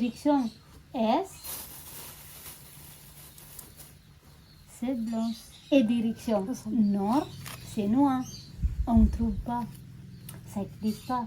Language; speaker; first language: French; non-native, learner; Indonesian